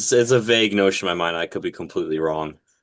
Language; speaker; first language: English; native; English